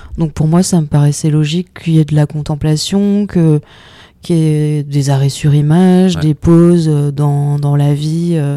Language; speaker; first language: French; native; French